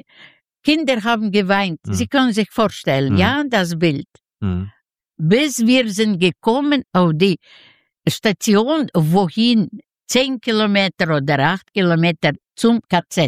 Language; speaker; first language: German; non-native, learner; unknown